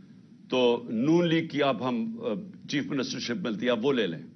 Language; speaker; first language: Urdu; native; Urdu